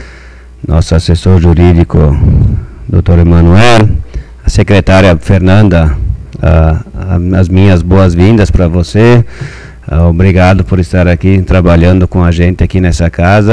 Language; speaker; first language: Portuguese; native; Portuguese